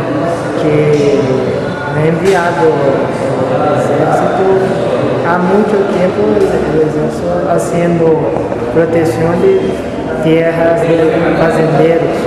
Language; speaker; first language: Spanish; non-native, learner; Portuguese